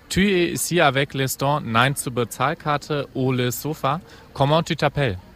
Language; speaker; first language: French; non-native, fluent; German